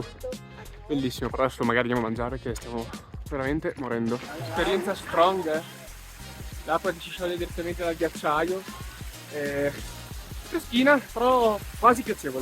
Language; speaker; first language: Italian; native; Italian